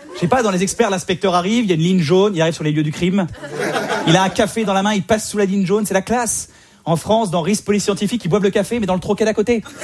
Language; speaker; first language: French; native; French